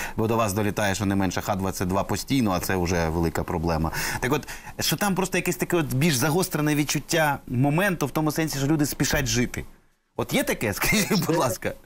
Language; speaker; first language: Ukrainian; non-native, local second language; Russian